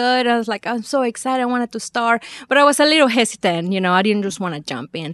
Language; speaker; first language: English; non-native, fluent; Spanish